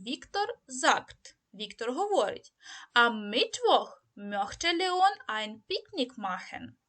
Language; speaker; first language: German; non-native, learner; Ukrainian